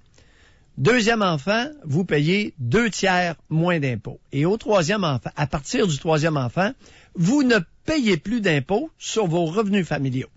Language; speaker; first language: French; native; French